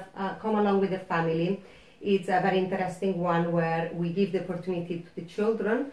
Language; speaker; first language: English; non-native, fluent; Spanish